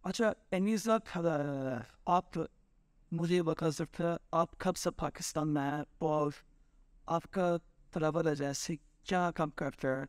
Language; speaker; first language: Hindi; non-native, fluent; Turkish